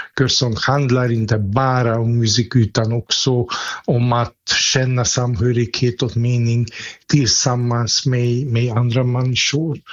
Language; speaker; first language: Swedish; non-native, fluent; Hungarian